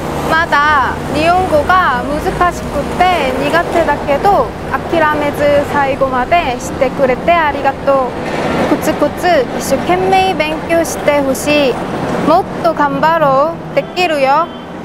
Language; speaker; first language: Japanese; non-native, learner; Korean